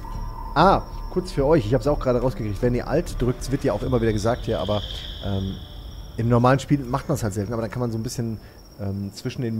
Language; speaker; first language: German; native; German